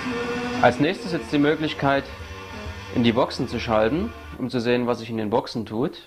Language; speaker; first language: German; native; German